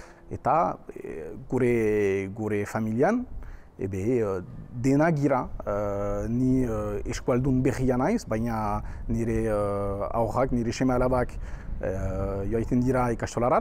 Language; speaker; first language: Basque; non-native, local second language; French